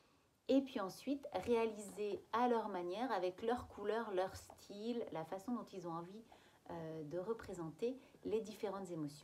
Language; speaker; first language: French; native; French